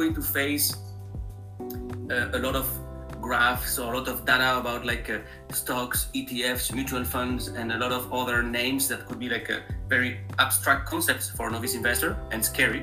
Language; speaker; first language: English; non-native, fluent; French